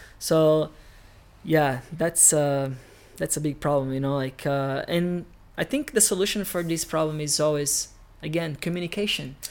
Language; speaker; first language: English; non-native, fluent; Portuguese